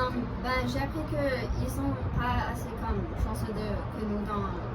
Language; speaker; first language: French; non-native, learner; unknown